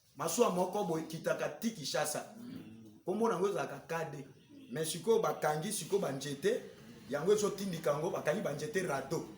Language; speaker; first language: Lingala; native; Lingala